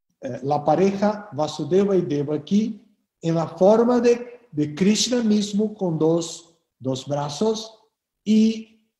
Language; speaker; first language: Spanish; non-native, fluent; Portuguese